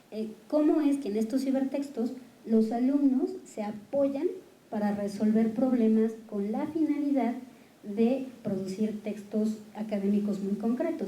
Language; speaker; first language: Spanish; native; Spanish